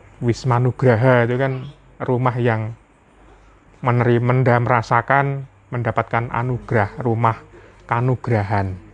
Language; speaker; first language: Indonesian; non-native, local second language; Javanese